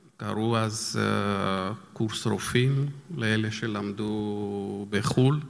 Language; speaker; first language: Hebrew; non-native, fluent; Georgian